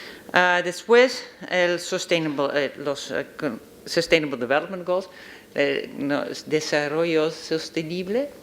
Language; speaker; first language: Spanish; non-native, learner; Dutch